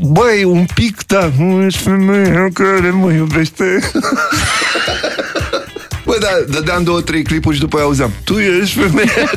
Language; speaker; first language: Romanian; native; Romanian